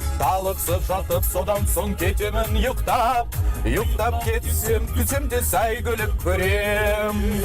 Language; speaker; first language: Kazakh; non-native, local second language; Russian